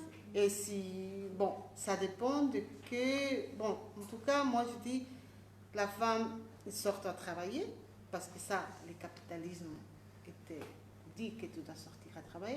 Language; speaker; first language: French; non-native, fluent; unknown